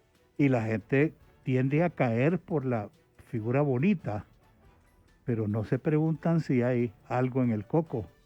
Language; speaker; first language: Spanish; native; Spanish